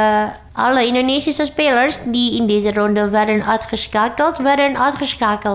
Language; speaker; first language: Dutch; non-native, fluent; Indonesian